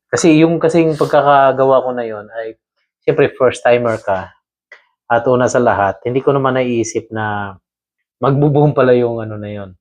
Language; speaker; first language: Filipino; non-native, local second language; Cebuano